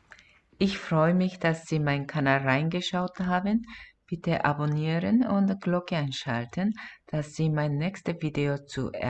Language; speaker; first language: German; non-native, learner; Korean